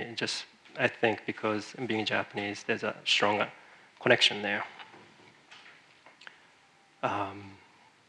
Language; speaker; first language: English; non-native, fluent; Japanese